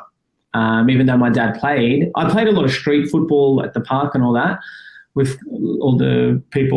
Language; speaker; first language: English; early bilingual, other home language; Persian